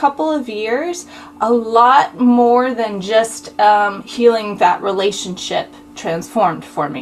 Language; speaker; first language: English; native; English